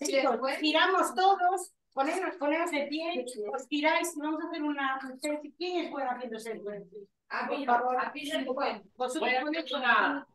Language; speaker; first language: Spanish; native; Spanish